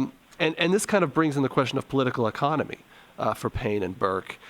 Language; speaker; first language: English; native; English